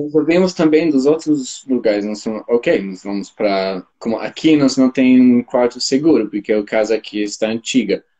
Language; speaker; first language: Portuguese; non-native, fluent; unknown